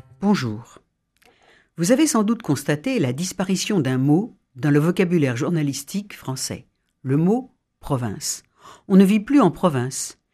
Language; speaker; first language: French; native; French